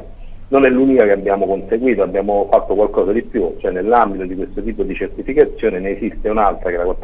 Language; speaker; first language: Italian; native; Italian